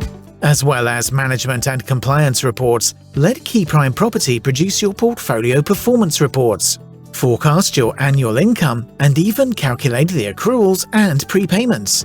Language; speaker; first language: English; native; English